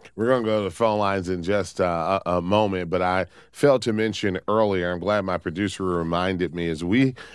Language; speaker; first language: English; native; English